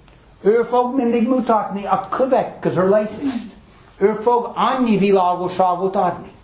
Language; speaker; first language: Hungarian; non-native, fluent; English